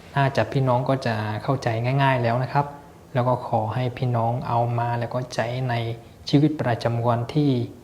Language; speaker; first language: Thai; non-native, fluent; Vietnamese